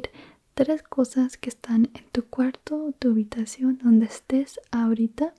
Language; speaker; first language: Spanish; early bilingual, heritage; Spanish